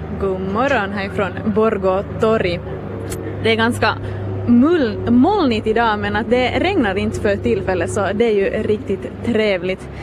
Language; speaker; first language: Swedish; native; Swedish